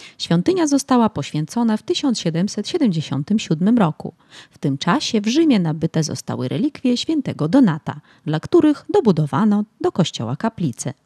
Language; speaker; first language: Polish; early bilingual, heritage; Polish